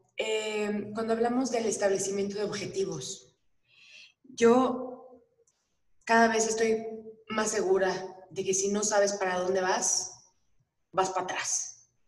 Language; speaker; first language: Spanish; native; Spanish